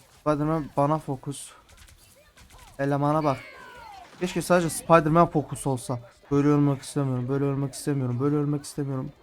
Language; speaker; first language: Turkish; native; Turkish